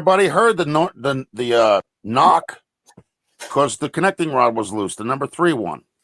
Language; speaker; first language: English; native; English